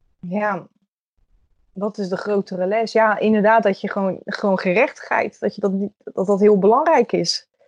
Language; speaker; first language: Dutch; native; Dutch